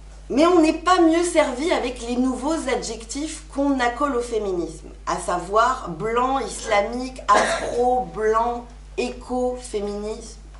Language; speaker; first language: French; non-native, local second language; Arabic